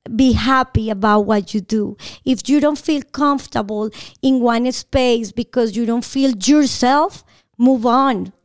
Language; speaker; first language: English; non-native, learner; Spanish